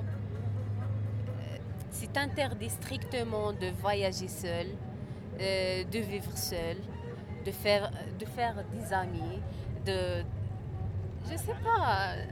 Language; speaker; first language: French; non-native, learner; Arabic